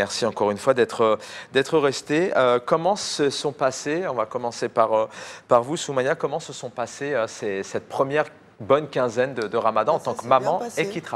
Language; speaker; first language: French; native; French